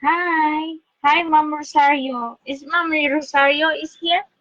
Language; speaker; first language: English; non-native, local second language; Filipino